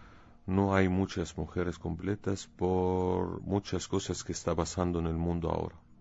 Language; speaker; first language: Spanish; non-native, learner; Arabic